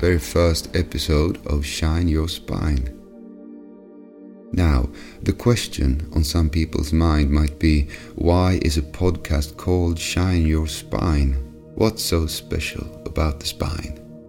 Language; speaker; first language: English; non-native, fluent; Swedish